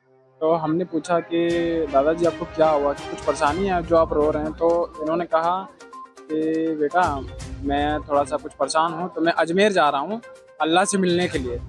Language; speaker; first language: Hindi; native; Hindi